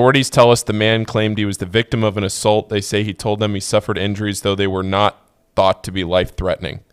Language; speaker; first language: English; native; English